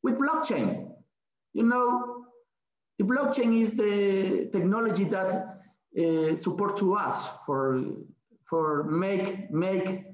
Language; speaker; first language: English; non-native, learner; Spanish